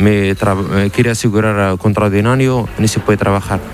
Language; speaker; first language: Spanish; non-native, learner; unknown